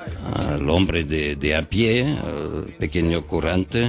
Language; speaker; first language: Spanish; non-native, fluent; German